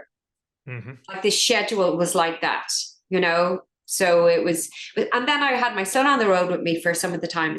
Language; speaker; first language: English; native; English